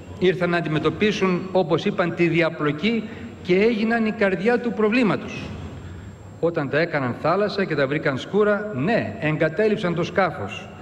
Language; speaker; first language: Greek; early bilingual, heritage; English